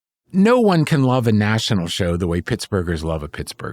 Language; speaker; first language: English; native; English